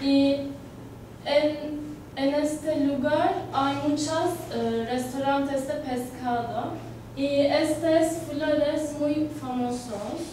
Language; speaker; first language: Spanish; non-native, learner; Turkish